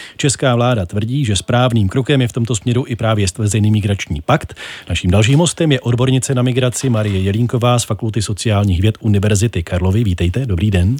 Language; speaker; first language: Czech; native; Czech